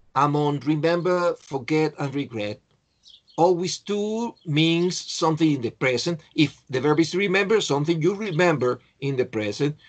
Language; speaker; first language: English; non-native, fluent; Spanish